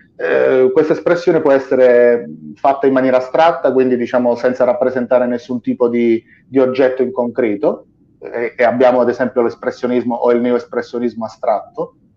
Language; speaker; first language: Italian; native; Italian